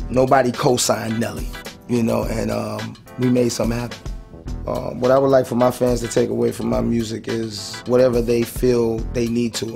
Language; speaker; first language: English; native; English